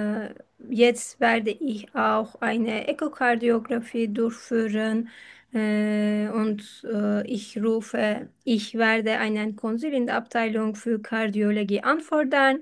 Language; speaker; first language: German; non-native, fluent; Turkish